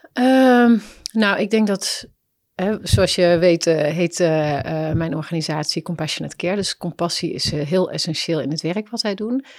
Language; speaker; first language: Dutch; native; Dutch